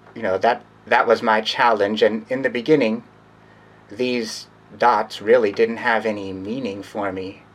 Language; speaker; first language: English; native; English